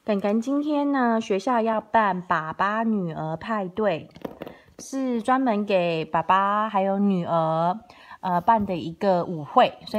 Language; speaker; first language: Chinese; native; Chinese